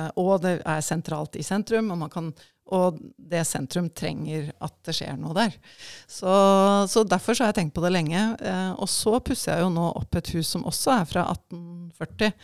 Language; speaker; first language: Norwegian; native; Norwegian